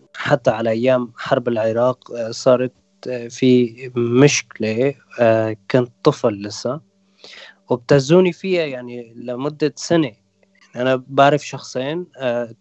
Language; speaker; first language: Arabic; non-native, local second language; Kurdish